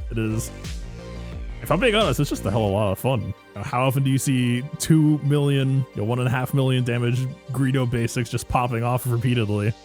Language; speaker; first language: English; native; English